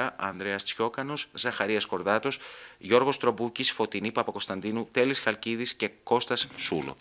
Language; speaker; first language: Greek; native; Greek